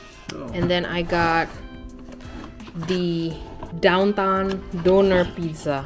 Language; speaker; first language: English; non-native, fluent; Indonesian